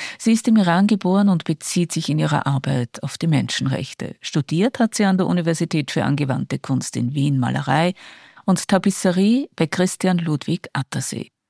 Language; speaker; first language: German; native; German